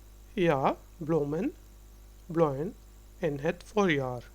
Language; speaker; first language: Dutch; non-native, learner; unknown